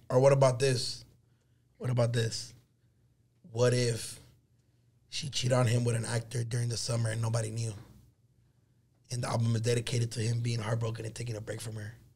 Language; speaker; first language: English; early bilingual, other home language; Spanish